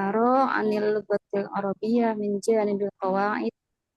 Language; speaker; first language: Arabic; non-native, learner; Indonesian